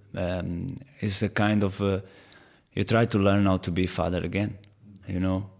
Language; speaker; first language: English; non-native, fluent; Portuguese